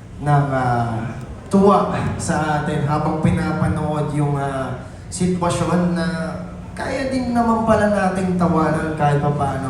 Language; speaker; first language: Filipino; native; Filipino